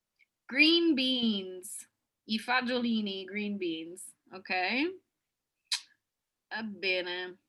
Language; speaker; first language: Italian; non-native, fluent; English